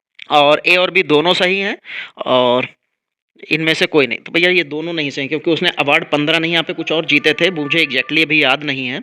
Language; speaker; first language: Hindi; native; Hindi